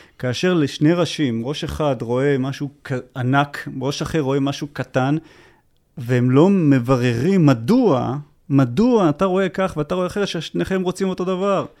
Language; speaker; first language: Hebrew; native; Hebrew